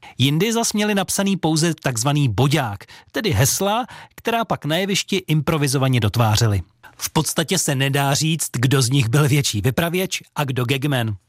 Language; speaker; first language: Czech; native; Czech